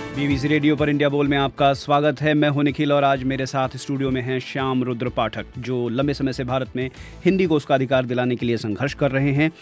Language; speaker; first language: Hindi; native; Hindi